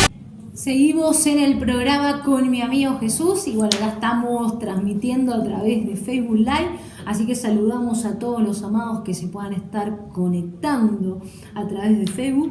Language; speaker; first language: Spanish; native; Spanish